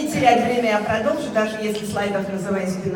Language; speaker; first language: Russian; native; Russian